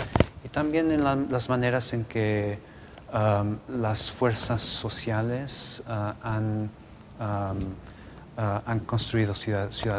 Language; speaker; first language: Spanish; non-native, local second language; English